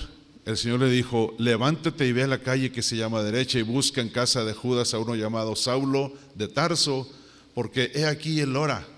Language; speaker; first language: Spanish; native; Spanish